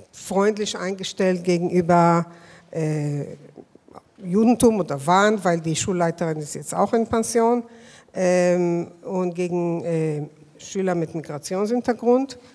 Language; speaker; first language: German; non-native, fluent; Hebrew